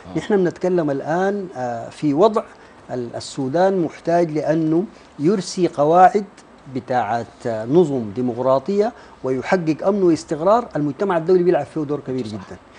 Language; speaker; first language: Arabic; native; Arabic